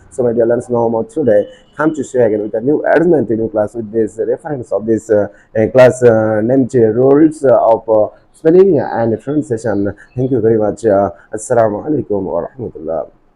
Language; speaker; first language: English; non-native, local second language; Bangla